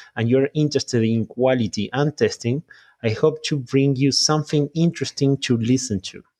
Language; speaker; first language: English; non-native, fluent; Spanish